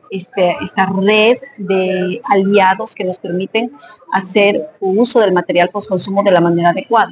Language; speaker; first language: Spanish; native; Spanish